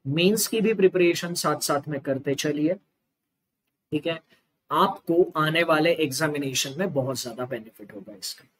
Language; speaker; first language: Hindi; non-native, local second language; Marathi